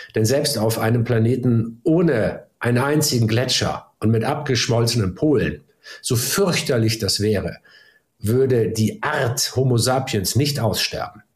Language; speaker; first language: German; native; German